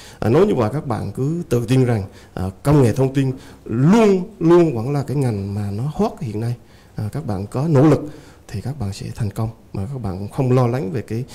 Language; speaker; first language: Vietnamese; native; Vietnamese